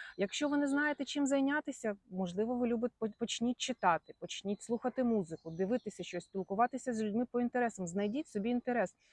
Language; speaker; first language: Ukrainian; non-native, local second language; Russian